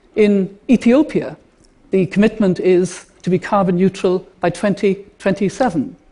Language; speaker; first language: English; native; English